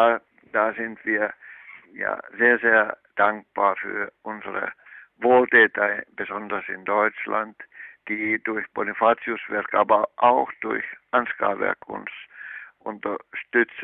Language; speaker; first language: German; non-native, fluent; Finnish